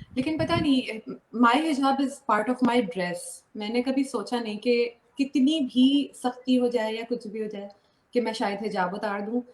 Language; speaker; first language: Urdu; native; Urdu